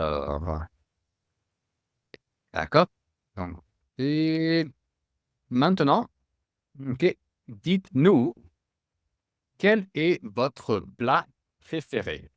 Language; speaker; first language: French; non-native, fluent; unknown